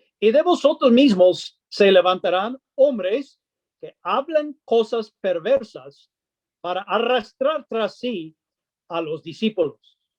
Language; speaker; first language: Spanish; non-native, fluent; English